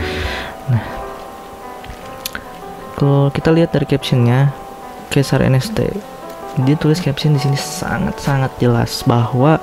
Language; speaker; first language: Indonesian; native; Indonesian